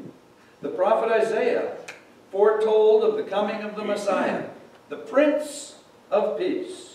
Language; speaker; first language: English; native; English